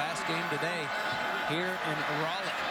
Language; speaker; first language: English; native; English